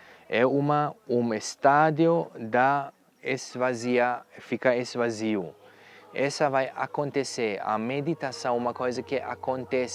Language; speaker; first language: Portuguese; non-native, fluent; German